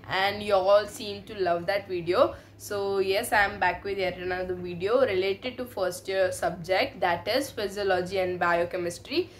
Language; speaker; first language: English; non-native, local second language; Hindi